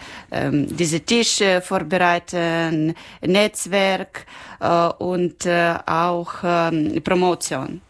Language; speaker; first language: German; non-native, learner; Ukrainian